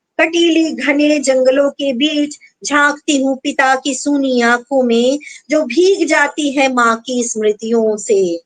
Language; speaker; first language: Hindi; non-native, local second language; Bangla